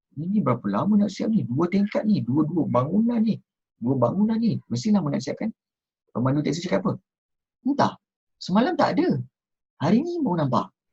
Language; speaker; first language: Malay; native; Malay